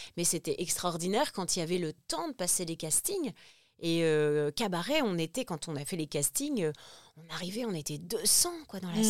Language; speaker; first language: French; native; French